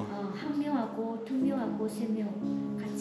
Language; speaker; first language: Korean; non-native, learner; Hmong